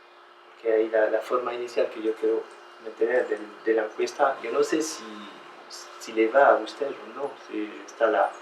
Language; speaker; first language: Spanish; non-native, learner; French